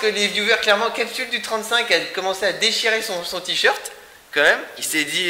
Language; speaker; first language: French; native; French